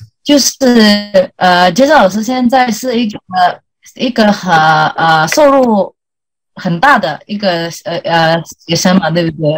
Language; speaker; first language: Chinese; early bilingual, heritage; Indonesian